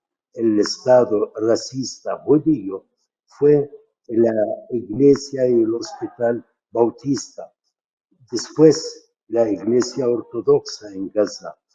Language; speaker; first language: Spanish; non-native, fluent; Arabic